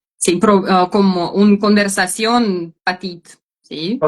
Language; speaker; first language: Catalan; non-native, learner; Russian